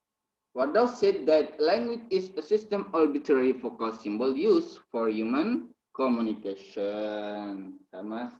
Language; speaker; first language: English; non-native, learner; Indonesian